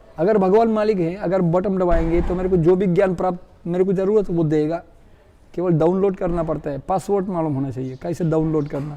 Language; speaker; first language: Hindi; non-native, fluent; Russian